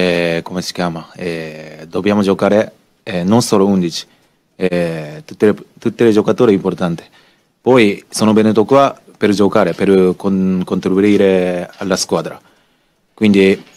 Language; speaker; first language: Italian; non-native, learner; Japanese